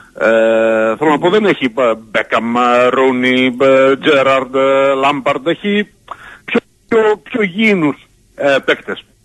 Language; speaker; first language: Greek; native; Greek